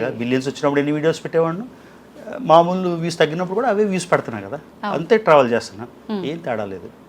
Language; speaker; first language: Telugu; native; Telugu